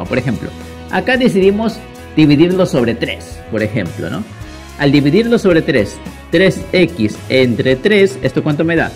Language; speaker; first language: Spanish; native; Spanish